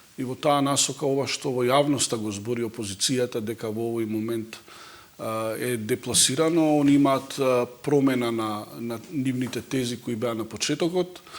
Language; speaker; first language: Macedonian; non-native, local second language; Bosnian